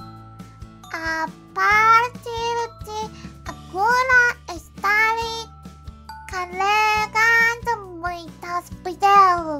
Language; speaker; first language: Portuguese; non-native, learner; Japanese